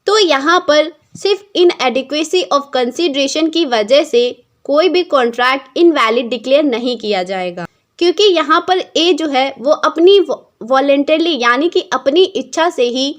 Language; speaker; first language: Hindi; native; Hindi